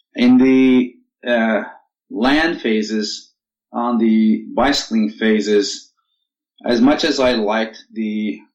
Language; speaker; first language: English; non-native, fluent; Turkish